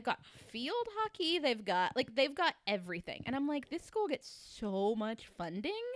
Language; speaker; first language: English; native; English